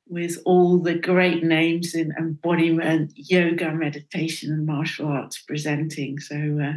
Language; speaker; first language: English; non-native, fluent; Dutch